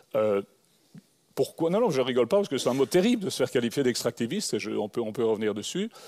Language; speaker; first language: French; native; French